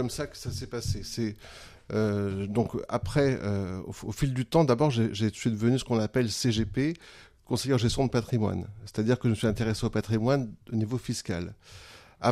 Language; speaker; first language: French; native; French